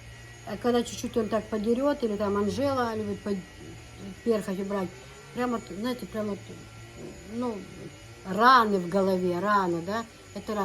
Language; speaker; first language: Russian; non-native, local second language; Chechen